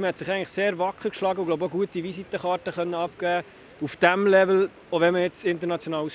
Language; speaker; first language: German; native; German